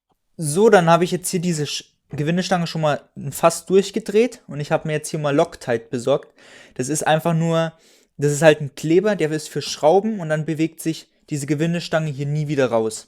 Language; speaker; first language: German; native; German